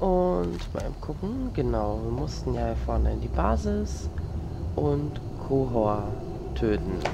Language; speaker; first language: German; native; German